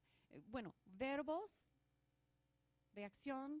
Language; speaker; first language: Spanish; non-native, fluent; English